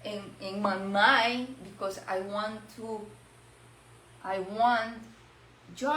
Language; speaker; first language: English; non-native, learner; Spanish